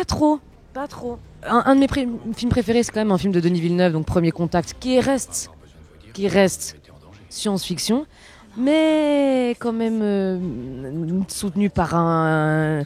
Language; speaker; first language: French; native; French